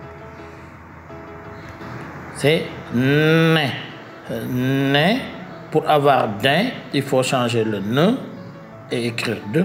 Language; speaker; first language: French; native; French